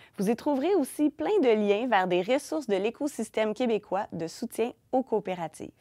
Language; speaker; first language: French; native; French